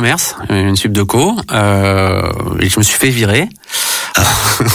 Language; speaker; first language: French; native; French